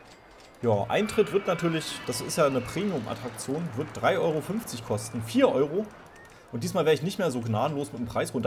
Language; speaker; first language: German; native; German